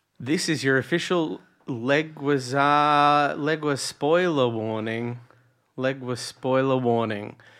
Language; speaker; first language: English; native; English